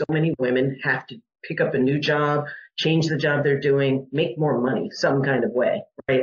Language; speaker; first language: English; native; English